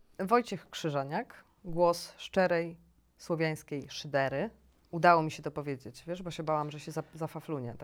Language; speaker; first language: Polish; native; Polish